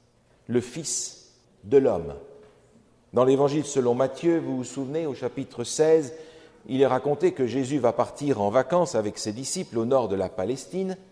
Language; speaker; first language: French; native; French